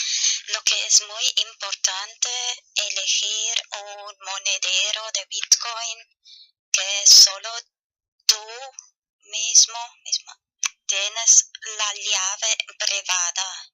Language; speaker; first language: Spanish; non-native, fluent; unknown